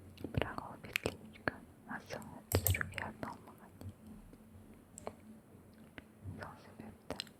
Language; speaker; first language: Kazakh; non-native, local second language; Russian